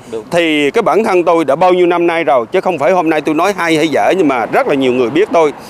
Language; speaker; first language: Vietnamese; native; Vietnamese